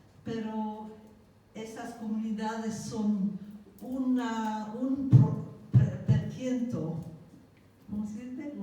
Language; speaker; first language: Spanish; non-native, fluent; English